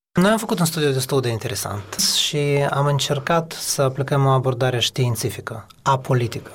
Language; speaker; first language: Romanian; non-native, local second language; Russian